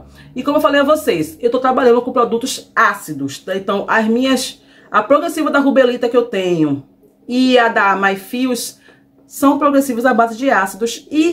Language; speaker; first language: Portuguese; native; Portuguese